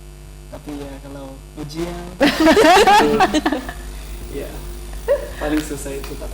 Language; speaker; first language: Indonesian; non-native, learner; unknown